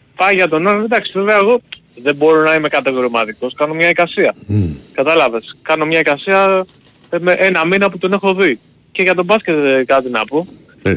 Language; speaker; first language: Greek; native; Greek